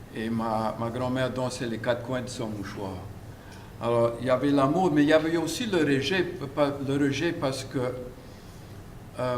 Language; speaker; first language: French; early bilingual, heritage; French